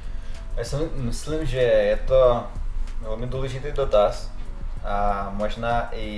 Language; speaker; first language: Czech; non-native, fluent; Russian